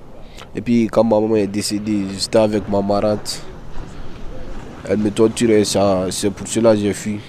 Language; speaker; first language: French; non-native, learner; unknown